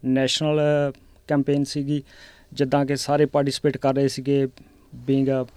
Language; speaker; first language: Punjabi; native; Punjabi